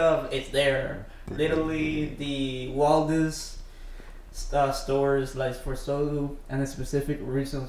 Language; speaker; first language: English; non-native, fluent; Spanish